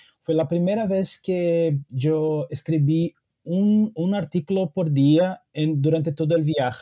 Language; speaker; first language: Spanish; non-native, fluent; Portuguese